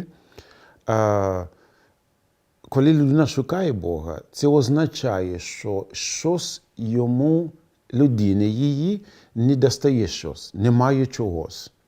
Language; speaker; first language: Ukrainian; non-native, fluent; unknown